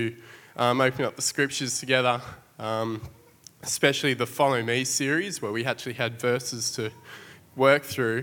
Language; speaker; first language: English; native; English